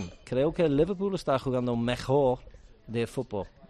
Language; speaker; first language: Spanish; non-native, learner; English